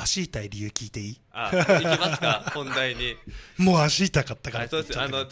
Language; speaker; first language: Japanese; native; Japanese